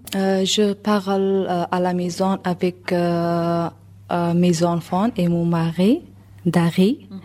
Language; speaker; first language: French; non-native, learner; Persian